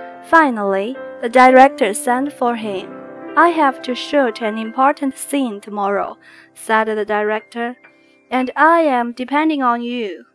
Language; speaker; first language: English; non-native, fluent; Chinese